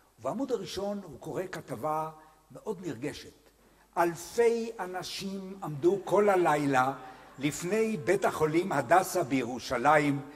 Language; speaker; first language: Hebrew; native; Hebrew